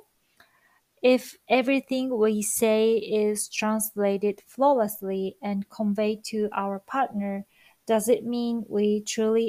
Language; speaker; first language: English; non-native, fluent; Japanese